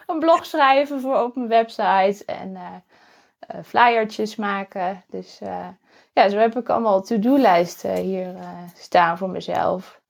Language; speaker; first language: Dutch; native; Dutch